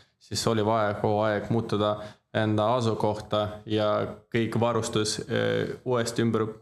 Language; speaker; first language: Estonian; non-native, learner; Ukrainian